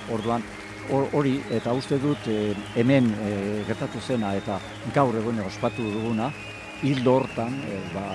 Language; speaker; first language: Basque; native; Basque